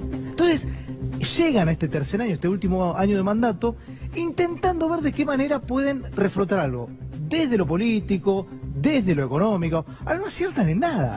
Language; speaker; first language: Spanish; native; Spanish